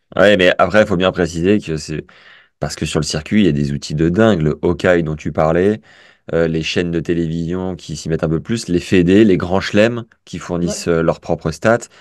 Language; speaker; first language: French; native; French